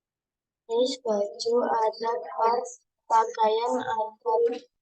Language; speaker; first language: Indonesian; non-native, learner; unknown